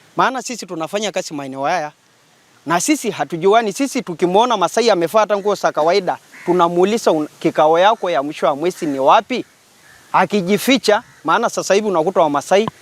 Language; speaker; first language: Swahili; non-native, local second language; Masai